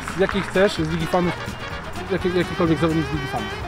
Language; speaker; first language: Polish; native; Polish